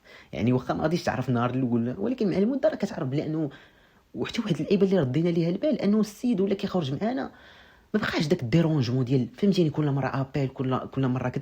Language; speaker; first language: Arabic; native; Arabic